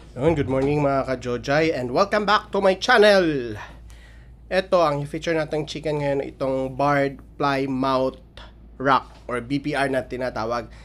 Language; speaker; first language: Filipino; non-native, local second language; Hiligaynon